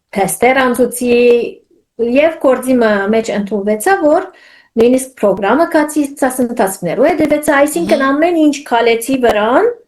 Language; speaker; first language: Armenian; early bilingual, heritage; Armenian